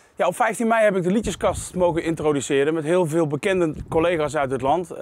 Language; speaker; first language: Dutch; native; Dutch